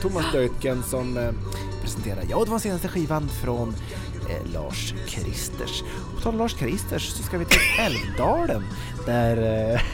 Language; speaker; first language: Swedish; native; Swedish